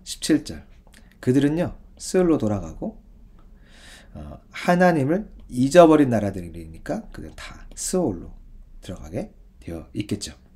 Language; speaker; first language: Korean; native; Korean